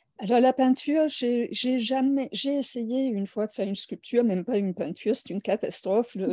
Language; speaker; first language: French; non-native, fluent; Danish